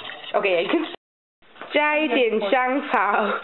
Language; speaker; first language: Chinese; early bilingual, heritage; Chinese